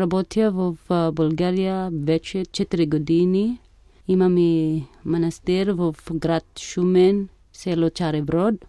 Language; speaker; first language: Bulgarian; non-native, fluent; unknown